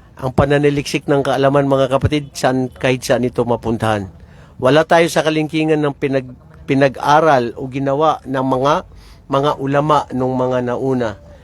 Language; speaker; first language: Filipino; non-native, local second language; Maranao